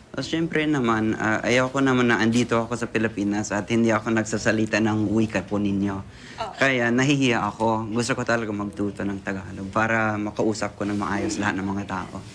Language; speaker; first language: Filipino; non-native, fluent; English